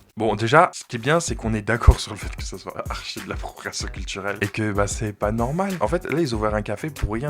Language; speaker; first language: French; native; French